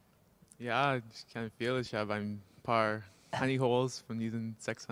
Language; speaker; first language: German; non-native, learner; English